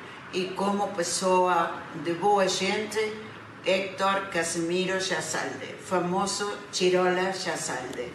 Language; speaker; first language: Portuguese; non-native, learner; Spanish